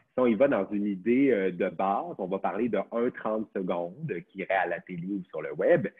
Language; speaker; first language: French; native; French